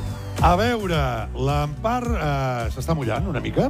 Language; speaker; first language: Catalan; native; Catalan